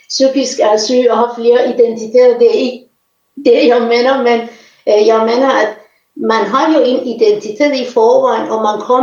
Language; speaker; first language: Danish; non-native, fluent; Persian